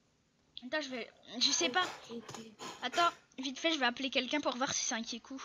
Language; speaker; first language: French; native; French